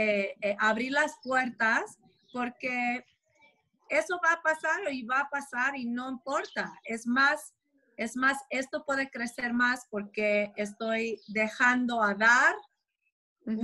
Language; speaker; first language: Spanish; non-native, fluent; English